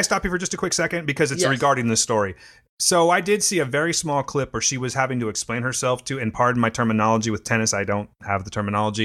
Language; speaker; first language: English; native; English